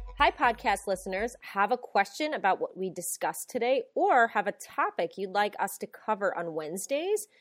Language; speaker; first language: English; native; English